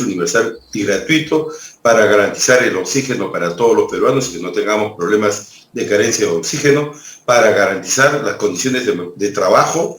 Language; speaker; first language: Spanish; native; Spanish